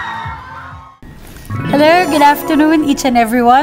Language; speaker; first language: English; non-native, local second language; Filipino